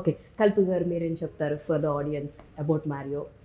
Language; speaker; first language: Telugu; native; Telugu